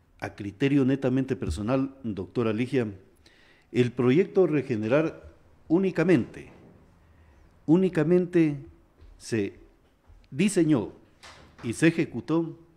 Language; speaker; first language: Spanish; native; Spanish